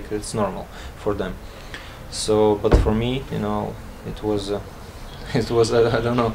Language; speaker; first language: English; non-native, learner; Latvian